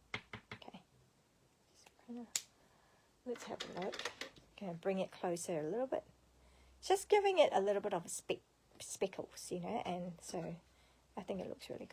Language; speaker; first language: English; native; English